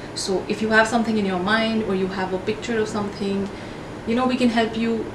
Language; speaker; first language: English; non-native, local second language; Hindi